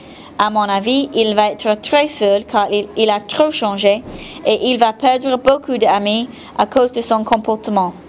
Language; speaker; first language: French; non-native, fluent; English